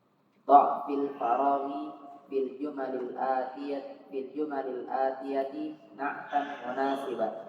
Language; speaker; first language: Arabic; non-native, learner; Indonesian